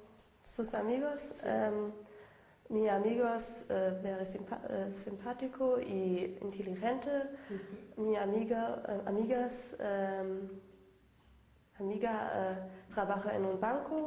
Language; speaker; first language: Spanish; non-native, learner; German